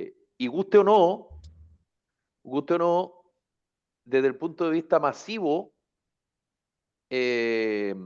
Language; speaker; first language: Spanish; native; Spanish